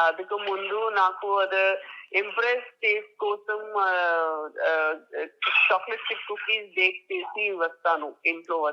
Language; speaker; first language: Telugu; non-native, learner; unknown